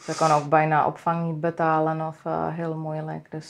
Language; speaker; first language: Dutch; non-native, fluent; Czech